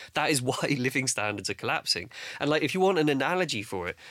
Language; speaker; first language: English; native; English